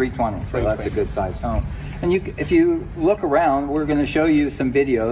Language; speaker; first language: English; native; English